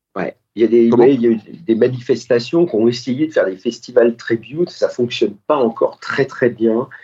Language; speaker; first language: French; native; French